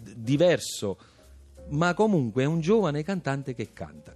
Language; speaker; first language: Italian; native; Italian